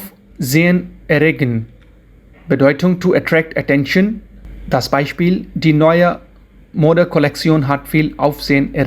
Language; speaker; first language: German; non-native, fluent; Hindi